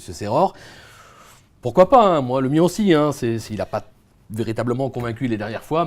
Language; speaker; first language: French; native; French